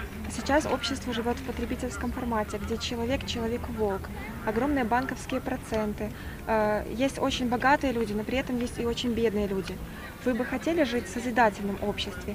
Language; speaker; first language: Russian; native; Russian